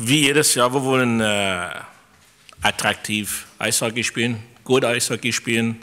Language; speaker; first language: German; non-native, fluent; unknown